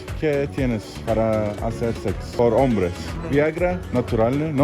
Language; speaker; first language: Spanish; non-native, learner; Turkish